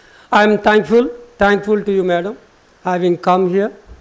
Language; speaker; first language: English; non-native, local second language; Telugu